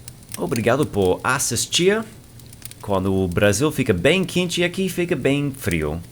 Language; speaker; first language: Portuguese; non-native, fluent; English